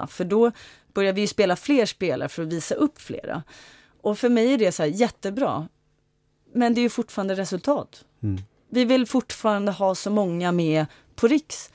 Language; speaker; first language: Swedish; native; Swedish